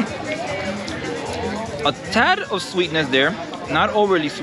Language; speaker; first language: English; early bilingual, other home language; Spanish